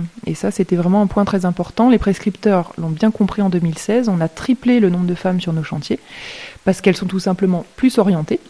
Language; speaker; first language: French; native; French